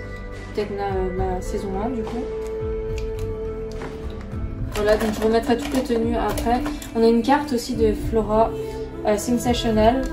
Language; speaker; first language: French; native; French